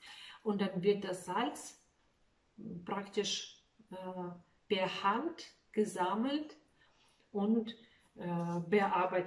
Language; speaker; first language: German; non-native, fluent; Russian